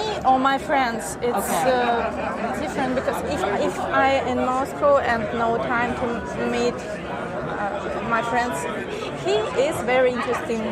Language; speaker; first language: English; non-native, learner; Russian